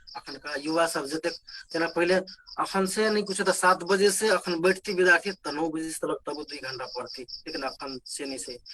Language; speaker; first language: Maithili; non-native, local second language; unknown